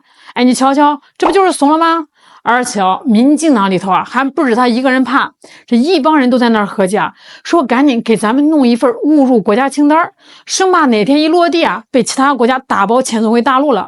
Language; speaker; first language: Chinese; native; Chinese